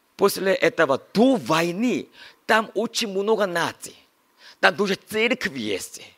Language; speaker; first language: Russian; non-native, learner; Korean